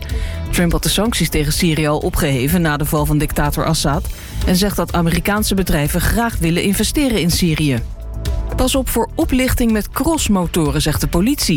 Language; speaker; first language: Dutch; native; Dutch